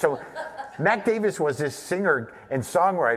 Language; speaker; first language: English; native; English